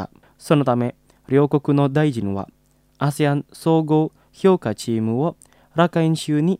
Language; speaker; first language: Japanese; non-native, fluent; Indonesian